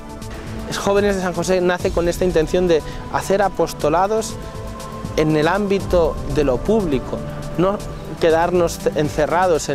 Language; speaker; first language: Spanish; native; Spanish